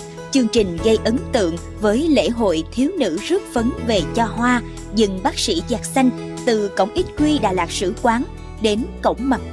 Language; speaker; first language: Vietnamese; native; Vietnamese